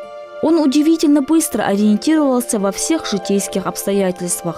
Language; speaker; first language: Russian; native; Russian